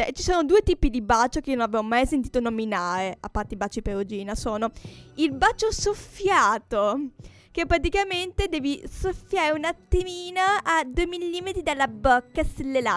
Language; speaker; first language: Italian; native; Italian